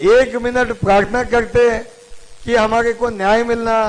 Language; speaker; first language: Hindi; non-native, local second language; Kannada